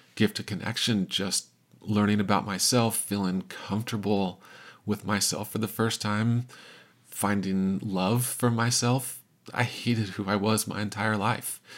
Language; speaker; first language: English; native; English